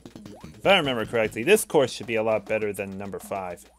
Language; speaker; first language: English; native; English